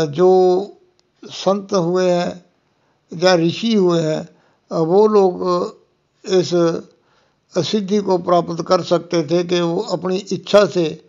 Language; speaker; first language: Hindi; non-native, local second language; Punjabi